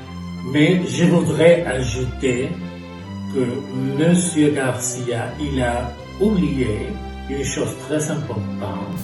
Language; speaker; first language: French; non-native, fluent; Spanish